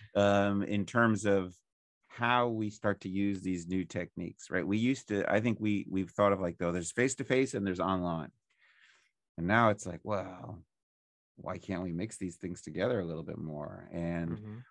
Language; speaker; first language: English; native; English